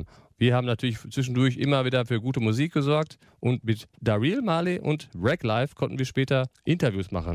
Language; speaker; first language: German; native; German